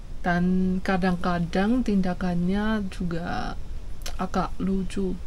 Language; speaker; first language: Indonesian; non-native, fluent; Chinese